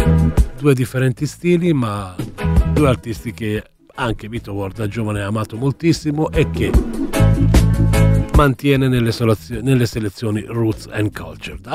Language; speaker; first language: Italian; native; Italian